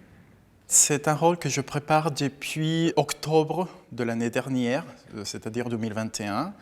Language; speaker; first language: French; non-native, fluent; Spanish